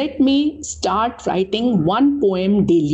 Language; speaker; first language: English; non-native, local second language; Marathi